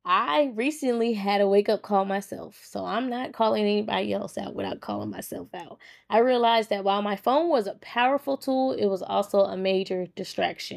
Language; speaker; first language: English; native; English